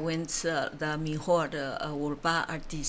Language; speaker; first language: English; non-native, learner; Chinese